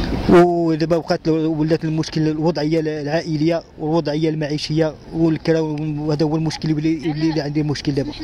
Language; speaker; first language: Arabic; native; Arabic